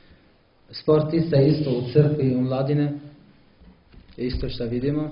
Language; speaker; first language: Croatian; non-native, learner; Arabic